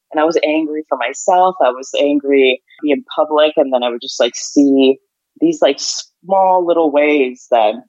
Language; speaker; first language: English; early bilingual, other home language; Ukrainian